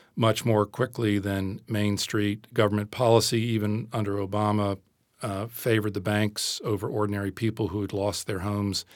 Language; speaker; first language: English; native; English